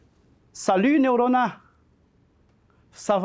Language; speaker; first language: French; non-native, fluent; Spanish